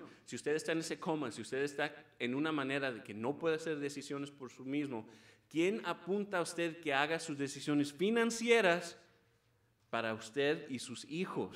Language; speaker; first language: Spanish; early bilingual, heritage; Spanish